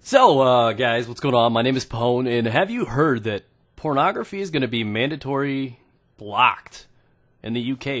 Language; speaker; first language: English; native; English